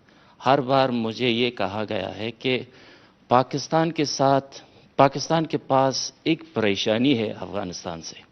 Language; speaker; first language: Hindi; non-native, fluent; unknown